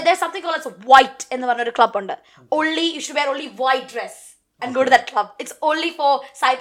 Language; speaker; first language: English; non-native, local second language; Malayalam